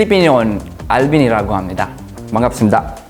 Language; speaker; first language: Korean; non-native, fluent; Filipino